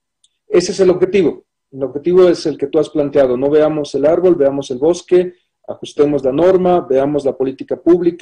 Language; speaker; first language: Spanish; native; Spanish